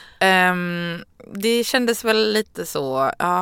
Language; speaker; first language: Swedish; native; Swedish